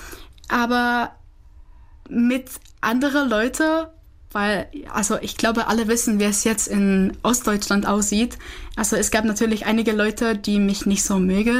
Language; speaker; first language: German; non-native, fluent; Czech